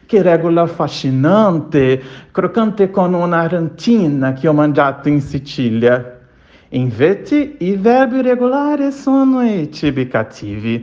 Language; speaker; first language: Italian; non-native, learner; Portuguese